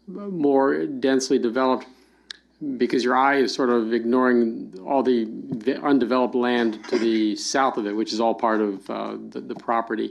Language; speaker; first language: English; native; English